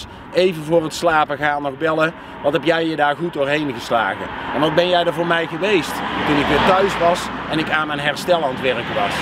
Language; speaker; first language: Dutch; native; Dutch